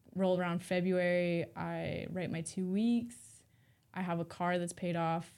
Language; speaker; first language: English; native; English